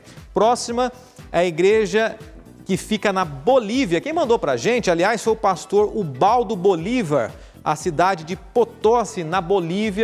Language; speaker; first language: Portuguese; native; Portuguese